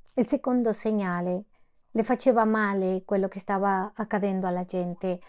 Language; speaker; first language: Italian; non-native, fluent; Spanish